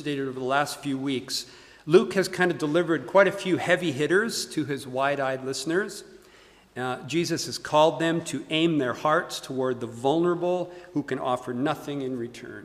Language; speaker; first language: English; native; English